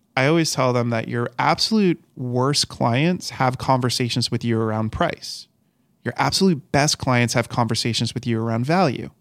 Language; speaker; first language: English; native; English